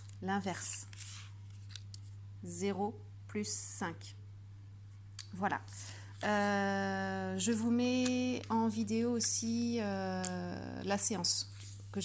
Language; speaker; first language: French; native; French